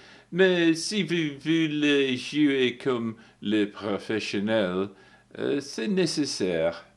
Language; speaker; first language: French; non-native, learner; English